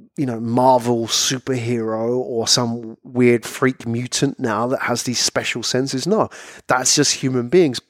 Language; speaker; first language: English; native; English